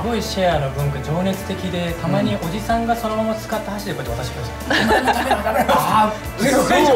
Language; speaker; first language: Japanese; native; Japanese